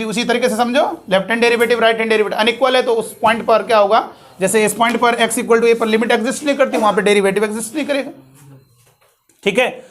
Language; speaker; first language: Hindi; native; Hindi